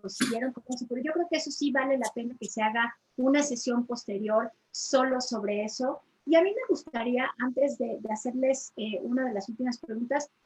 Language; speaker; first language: Spanish; native; Spanish